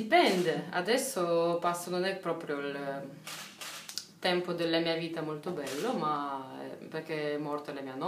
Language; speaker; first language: Italian; non-native, fluent; Russian